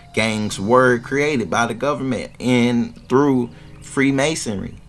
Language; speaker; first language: English; native; English